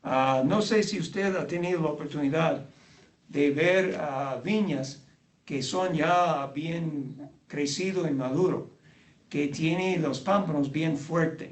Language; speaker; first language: Spanish; non-native, fluent; English